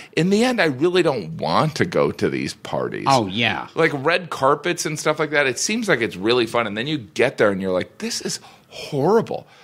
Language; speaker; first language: English; native; English